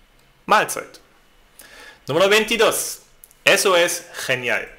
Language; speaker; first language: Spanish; non-native, fluent; German